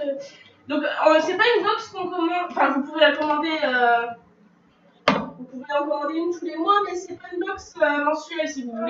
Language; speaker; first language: French; native; French